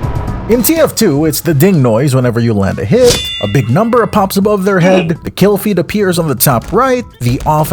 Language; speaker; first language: English; native; English